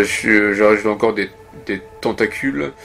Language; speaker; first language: French; non-native, fluent; Japanese